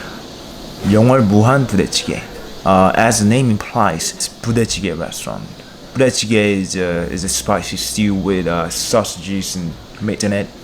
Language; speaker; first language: English; non-native, learner; Korean